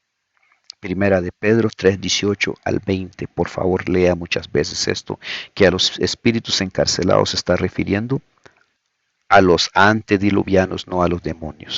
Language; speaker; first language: Spanish; native; Spanish